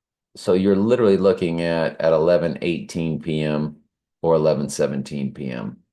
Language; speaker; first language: English; native; English